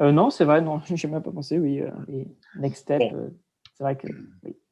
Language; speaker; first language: French; native; French